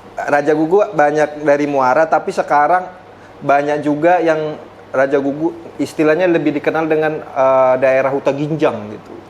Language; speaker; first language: Indonesian; native; Indonesian